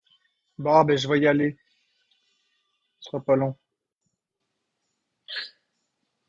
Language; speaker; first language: French; native; French